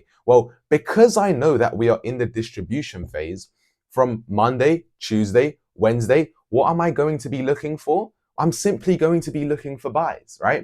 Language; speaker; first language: English; native; English